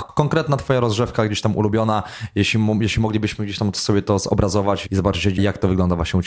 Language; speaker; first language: Polish; native; Polish